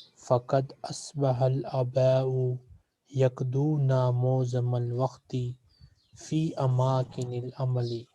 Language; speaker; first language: Arabic; non-native, fluent; Urdu